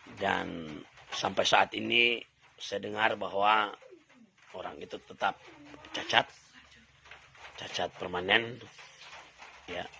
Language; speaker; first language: Indonesian; native; Indonesian